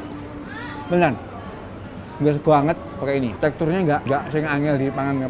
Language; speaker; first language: Indonesian; native; Indonesian